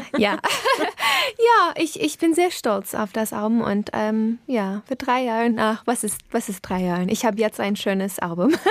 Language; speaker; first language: German; non-native, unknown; English